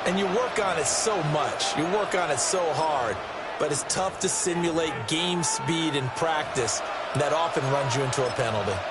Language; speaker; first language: English; native; English